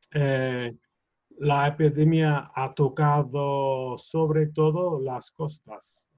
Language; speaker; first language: Spanish; non-native, fluent; English